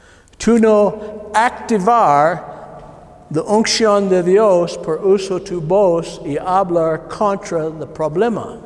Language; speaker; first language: Spanish; non-native, learner; English